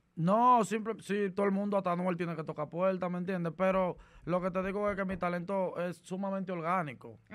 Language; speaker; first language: Spanish; native; Spanish